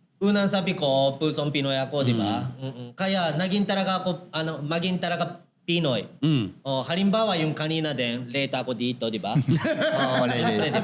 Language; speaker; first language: Filipino; non-native, learner; Japanese